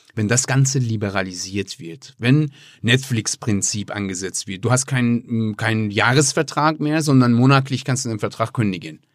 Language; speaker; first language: German; non-native, fluent; Persian